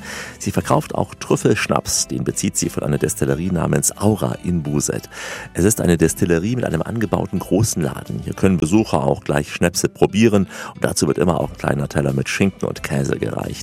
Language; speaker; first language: German; native; German